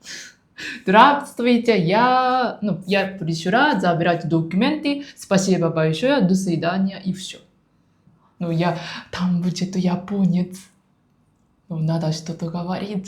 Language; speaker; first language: Russian; non-native, learner; Japanese